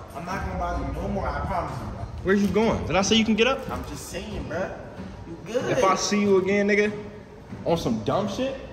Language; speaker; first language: English; native; English